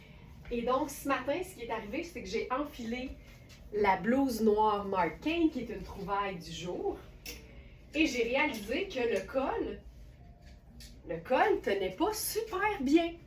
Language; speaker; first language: French; native; French